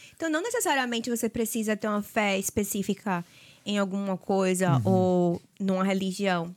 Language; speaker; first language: Portuguese; native; Portuguese